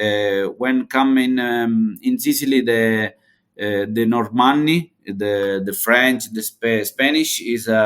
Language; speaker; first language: English; non-native, learner; Italian